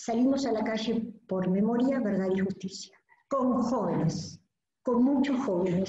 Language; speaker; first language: Spanish; native; Spanish